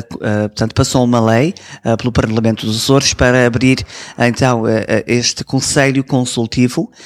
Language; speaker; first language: Portuguese; early bilingual, heritage; English